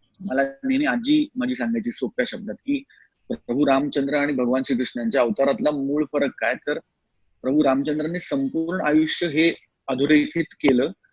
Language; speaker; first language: Marathi; native; Marathi